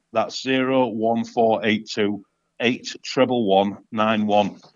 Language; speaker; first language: English; native; English